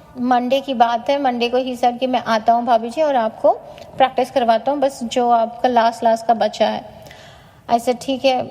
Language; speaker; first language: Hindi; native; Hindi